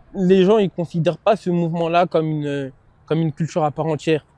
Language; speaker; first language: French; native; French